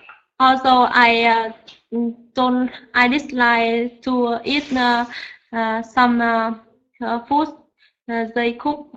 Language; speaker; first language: English; non-native, learner; Vietnamese